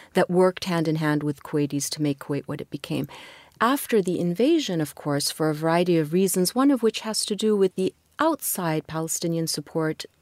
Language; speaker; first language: English; non-native, fluent; Arabic